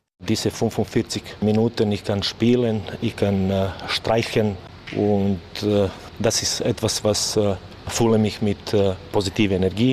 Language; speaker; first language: German; non-native, learner; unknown